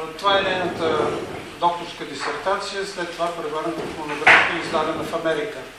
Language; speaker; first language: Bulgarian; native; Bulgarian